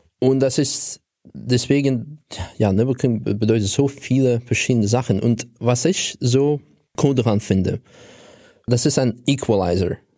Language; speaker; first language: German; non-native, fluent; Russian